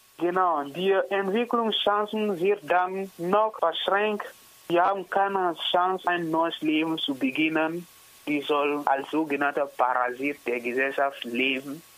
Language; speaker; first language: German; non-native, fluent; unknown